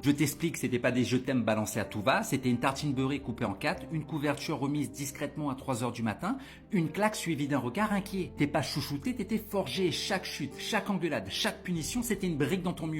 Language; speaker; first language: French; native; French